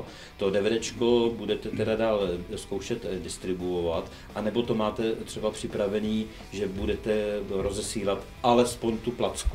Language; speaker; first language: Czech; native; Czech